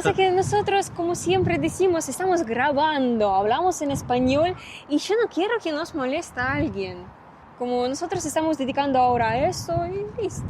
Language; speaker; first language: Spanish; non-native, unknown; Russian